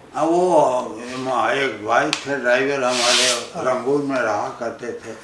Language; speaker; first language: Hindi; non-native, local second language; Bhojpuri